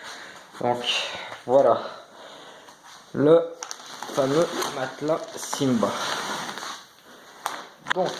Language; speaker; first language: French; native; French